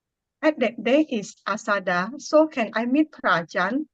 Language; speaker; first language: English; non-native, learner; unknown